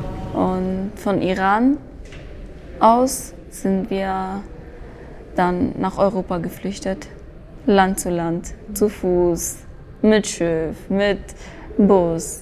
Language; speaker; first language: German; early bilingual, other home language; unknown